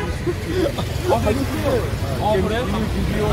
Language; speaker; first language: Korean; native; Korean